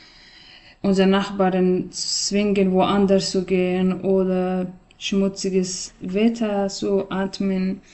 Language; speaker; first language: German; non-native, learner; Persian